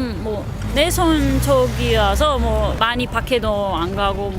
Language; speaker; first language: Korean; non-native, learner; Dutch